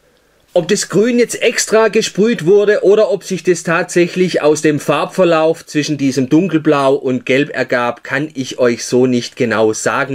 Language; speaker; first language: German; native; German